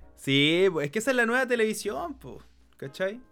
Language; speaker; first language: Spanish; native; Spanish